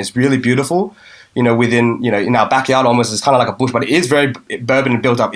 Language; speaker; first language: English; native; English